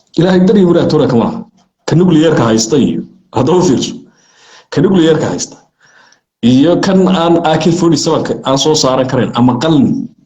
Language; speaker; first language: Somali; native; Somali